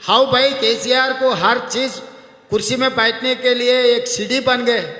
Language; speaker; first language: Hindi; non-native, local second language; Telugu